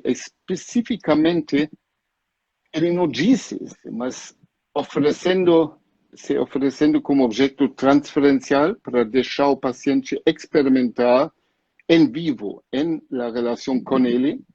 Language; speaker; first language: Portuguese; non-native, fluent; German